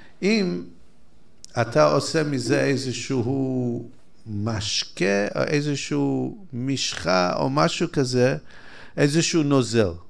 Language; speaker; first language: Hebrew; non-native, fluent; English